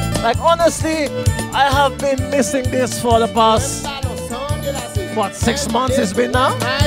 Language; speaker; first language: English; non-native, local second language; Seselwa Creole French